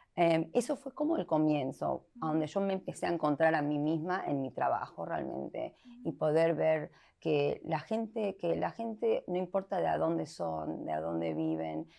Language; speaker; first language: Spanish; early bilingual, heritage; Spanish